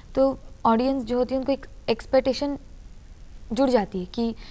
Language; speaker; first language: Hindi; non-native, local second language; Urdu